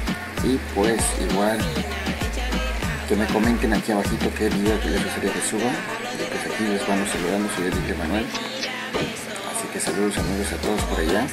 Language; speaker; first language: Spanish; native; Spanish